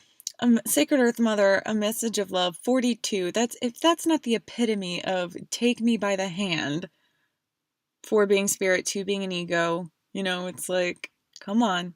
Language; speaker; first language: English; native; English